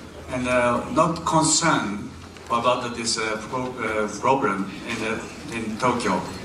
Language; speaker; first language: English; non-native, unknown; Japanese